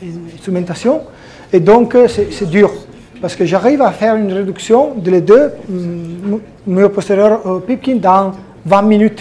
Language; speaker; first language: French; non-native, fluent; Italian